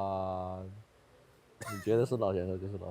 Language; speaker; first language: Chinese; native; Chinese